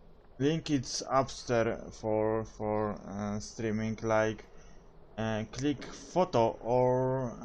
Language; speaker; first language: English; non-native, learner; Polish